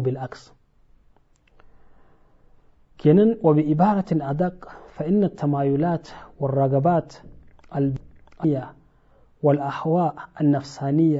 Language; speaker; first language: Arabic; non-native, fluent; Hausa